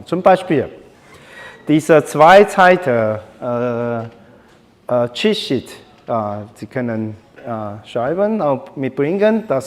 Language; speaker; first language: German; non-native, learner; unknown